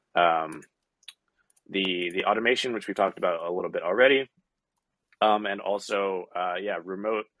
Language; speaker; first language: English; native; English